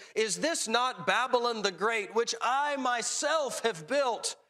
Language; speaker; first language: English; native; English